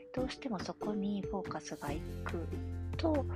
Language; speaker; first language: Japanese; native; Japanese